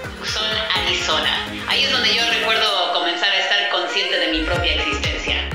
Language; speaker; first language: Spanish; early bilingual, other home language; English